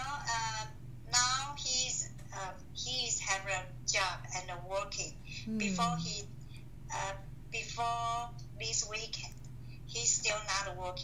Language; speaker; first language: English; non-native, learner; Chinese